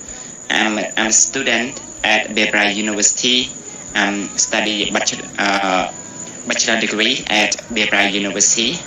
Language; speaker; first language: English; non-native, learner; Khmer